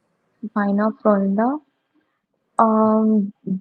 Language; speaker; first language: German; non-native, learner; Hindi